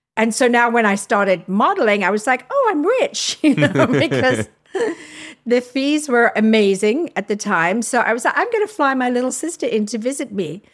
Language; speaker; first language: English; native; English